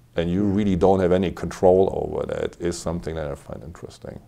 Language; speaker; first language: English; non-native, fluent; German